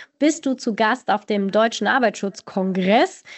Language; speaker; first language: German; native; German